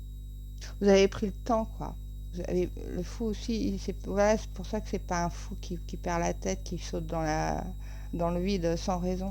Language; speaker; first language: French; native; French